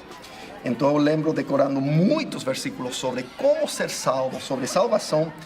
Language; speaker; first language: Portuguese; non-native, fluent; English